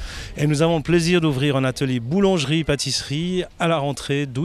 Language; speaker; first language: French; native; French